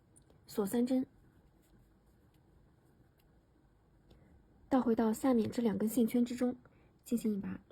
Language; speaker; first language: Chinese; native; Chinese